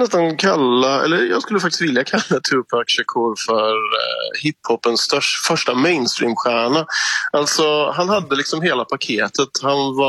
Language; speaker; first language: Swedish; native; Swedish